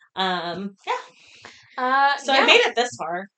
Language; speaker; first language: English; early bilingual, other home language; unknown